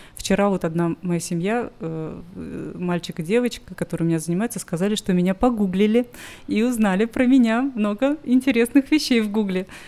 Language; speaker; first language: Russian; native; Russian